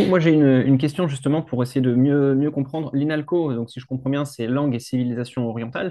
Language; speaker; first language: French; native; French